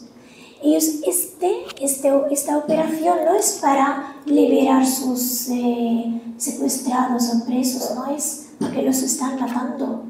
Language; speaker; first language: Spanish; non-native, fluent; Arabic